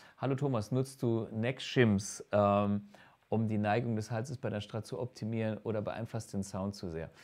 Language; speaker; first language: German; native; German